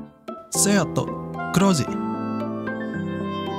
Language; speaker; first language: Japanese; non-native, learner; Indonesian